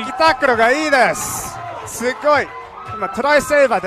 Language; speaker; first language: Japanese; non-native, learner; English